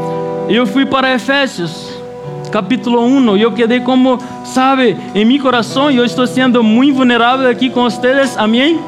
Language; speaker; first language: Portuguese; non-native, learner; Spanish